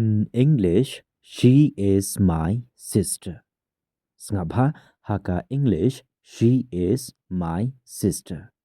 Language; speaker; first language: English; non-native, local second language; Khasi